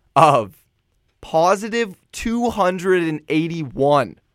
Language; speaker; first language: English; native; English